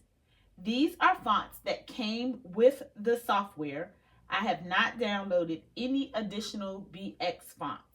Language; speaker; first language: English; native; English